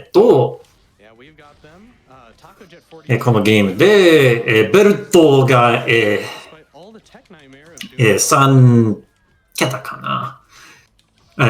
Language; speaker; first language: Japanese; non-native, fluent; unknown